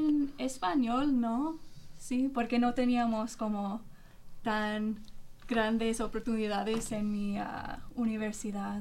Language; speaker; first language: Spanish; non-native, fluent; English